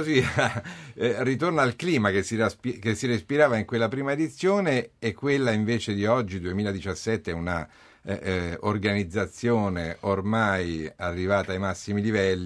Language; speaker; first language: Italian; native; Italian